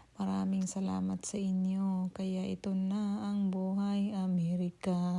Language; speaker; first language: Filipino; non-native, local second language; Cebuano